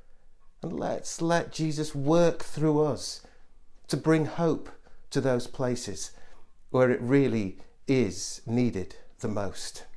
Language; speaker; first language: English; native; English